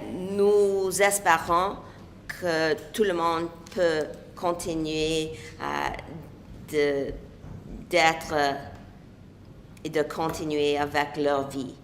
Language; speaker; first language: French; non-native, local second language; English